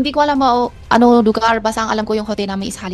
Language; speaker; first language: Filipino; non-native, learner; Chinese